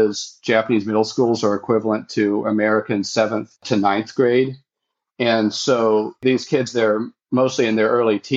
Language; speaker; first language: English; native; English